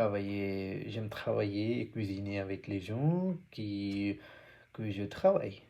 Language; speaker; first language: French; non-native, learner; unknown